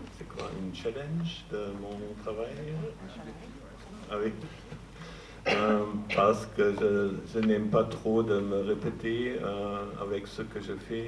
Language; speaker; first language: French; non-native, fluent; German